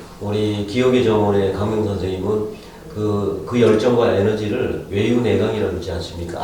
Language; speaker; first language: Korean; native; Korean